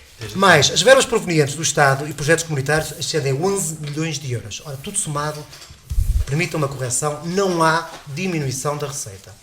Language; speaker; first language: Portuguese; native; Portuguese